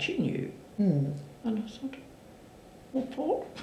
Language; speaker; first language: English; native; English